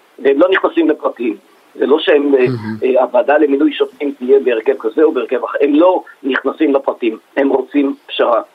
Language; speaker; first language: Hebrew; native; Hebrew